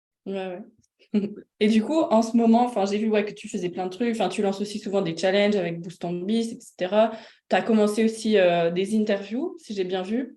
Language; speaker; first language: French; native; French